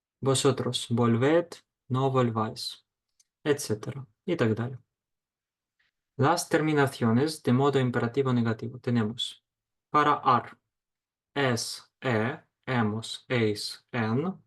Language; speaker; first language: Spanish; non-native, fluent; Ukrainian